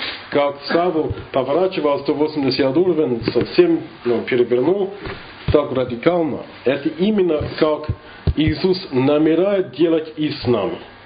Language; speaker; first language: Russian; non-native, learner; English